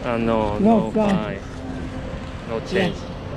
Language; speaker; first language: English; non-native, learner; Japanese